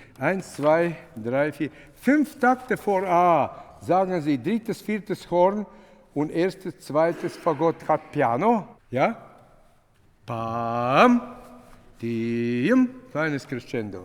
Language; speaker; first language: German; non-native, fluent; Latvian